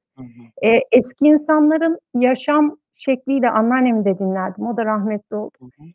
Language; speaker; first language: Turkish; native; Turkish